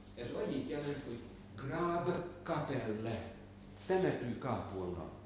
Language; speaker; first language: Hungarian; native; Hungarian